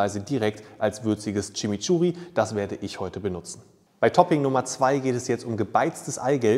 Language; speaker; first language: German; native; German